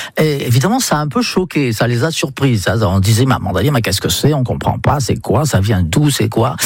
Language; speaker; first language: French; non-native, fluent; English